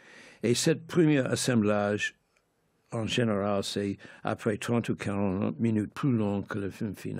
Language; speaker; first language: French; non-native, fluent; English